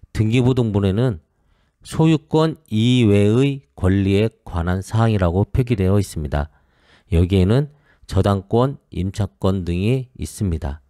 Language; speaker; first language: Korean; native; Korean